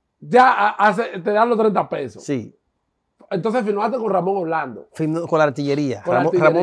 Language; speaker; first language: Spanish; native; Spanish